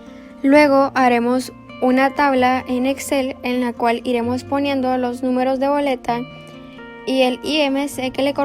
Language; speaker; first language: Spanish; native; Spanish